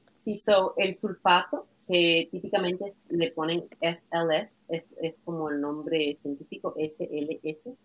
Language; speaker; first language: Spanish; native; Spanish